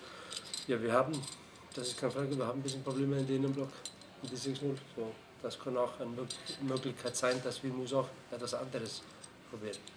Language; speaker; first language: German; non-native, fluent; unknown